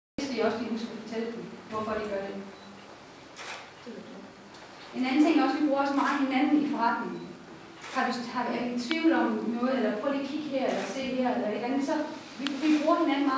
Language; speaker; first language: Danish; native; Danish